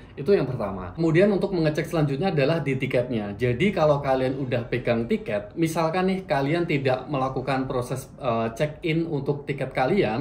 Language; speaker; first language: Indonesian; native; Indonesian